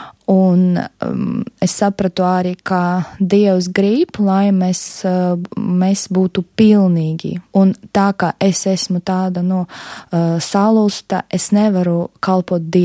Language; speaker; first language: Latvian; non-native, local second language; Russian